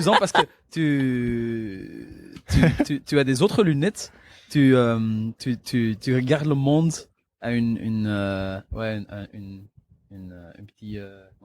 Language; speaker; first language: French; non-native, local second language; Dutch